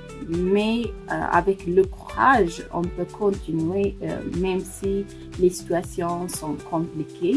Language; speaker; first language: French; non-native, fluent; Amharic